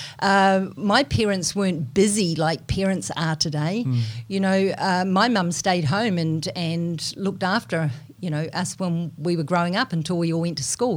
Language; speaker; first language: English; native; English